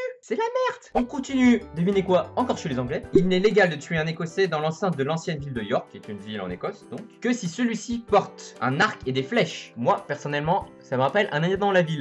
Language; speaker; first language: French; native; French